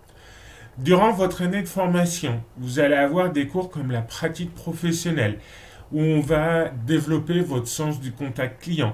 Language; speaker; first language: French; native; French